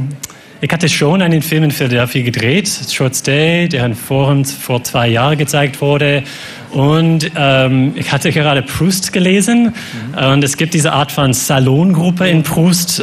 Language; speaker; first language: German; non-native, fluent; English